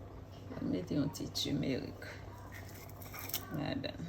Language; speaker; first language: French; non-native, learner; Haitian Creole